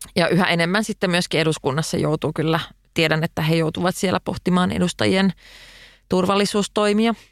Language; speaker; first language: Finnish; non-native, local second language; Swedish